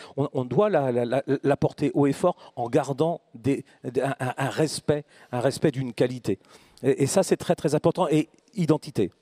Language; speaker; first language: French; native; French